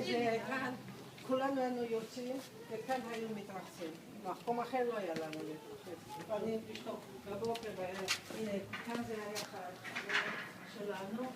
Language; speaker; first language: Hebrew; non-native, fluent; Georgian